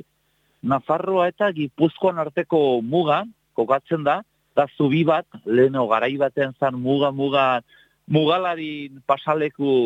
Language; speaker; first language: Basque; native; Basque